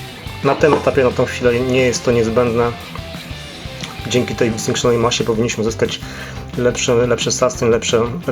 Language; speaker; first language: Polish; native; Polish